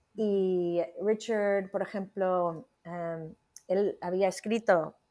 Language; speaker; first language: Spanish; non-native, fluent; English